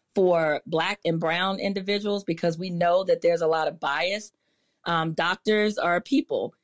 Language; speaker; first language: English; native; English